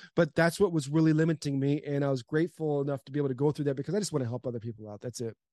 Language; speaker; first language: English; native; English